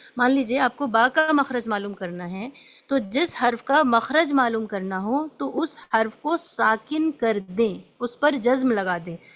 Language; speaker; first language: Urdu; native; Urdu